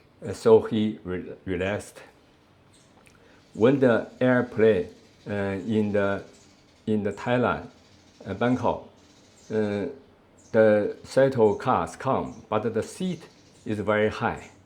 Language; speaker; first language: English; non-native, learner; Chinese